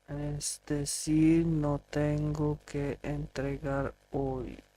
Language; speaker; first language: Spanish; non-native, learner; English